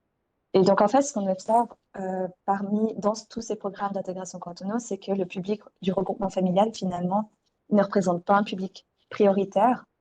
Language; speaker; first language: French; native; French